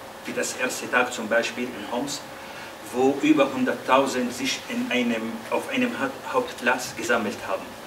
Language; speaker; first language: German; non-native, fluent; Arabic